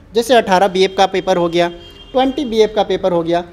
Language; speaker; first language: Hindi; native; Hindi